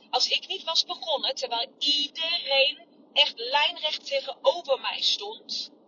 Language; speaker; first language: Dutch; non-native, fluent; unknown